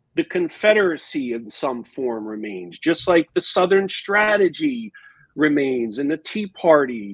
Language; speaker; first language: English; native; English